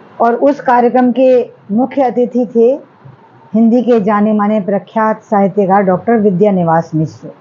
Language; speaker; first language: Hindi; native; Hindi